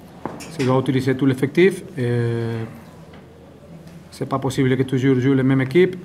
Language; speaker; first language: French; non-native, fluent; Spanish